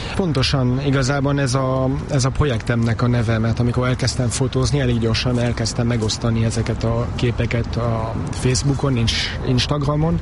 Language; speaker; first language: Hungarian; early bilingual, heritage; Hungarian